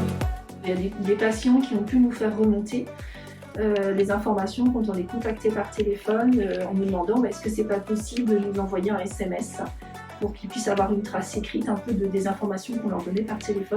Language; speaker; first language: French; native; French